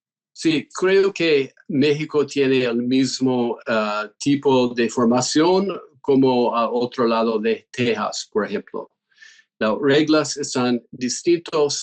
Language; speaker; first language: Spanish; non-native, fluent; English